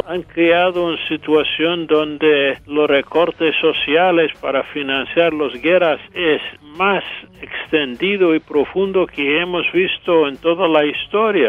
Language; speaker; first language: Spanish; non-native, fluent; English